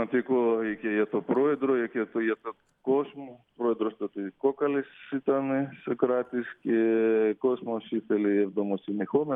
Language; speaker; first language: Greek; non-native, fluent; Russian